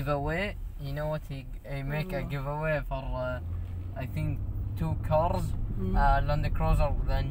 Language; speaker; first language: English; non-native, learner; Arabic